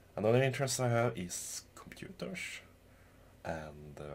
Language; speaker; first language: English; non-native, fluent; Swedish